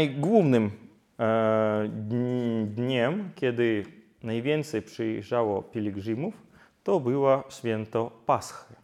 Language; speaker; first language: Polish; non-native, fluent; Ukrainian